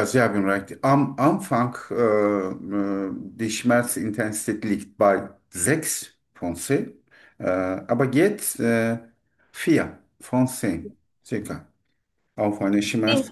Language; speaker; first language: German; non-native, learner; Turkish